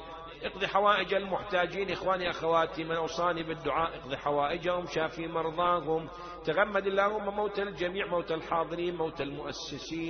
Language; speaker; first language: Arabic; native; Arabic